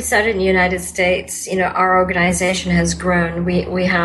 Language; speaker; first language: English; non-native, local second language; Malay